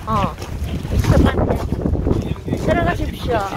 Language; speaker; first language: Korean; non-native, learner; Filipino